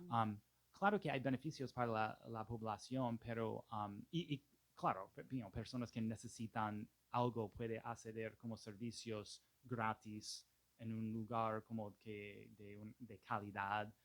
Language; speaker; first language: Spanish; non-native, fluent; English